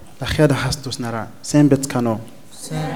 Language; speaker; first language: Mongolian; non-native, learner; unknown